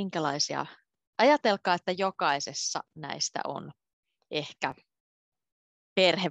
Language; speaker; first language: Finnish; native; Finnish